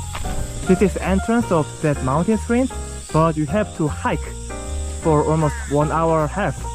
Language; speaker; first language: English; non-native, fluent; Korean